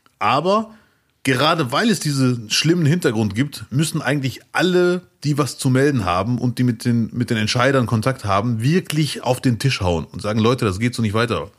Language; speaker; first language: German; early bilingual, other home language; Arabic